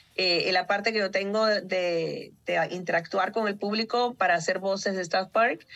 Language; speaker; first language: Spanish; early bilingual, heritage; Spanish